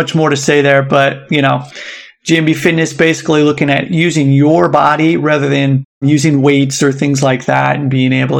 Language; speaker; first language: English; native; English